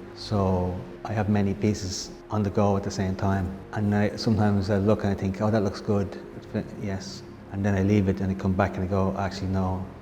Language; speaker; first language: English; native; English